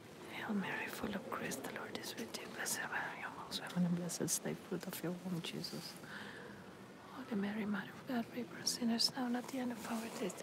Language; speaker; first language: English; non-native, local second language; Filipino